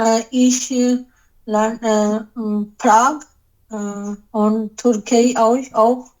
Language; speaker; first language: German; non-native, learner; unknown